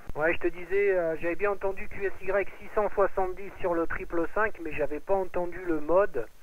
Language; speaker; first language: French; native; French